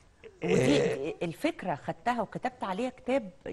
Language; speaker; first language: Arabic; native; Arabic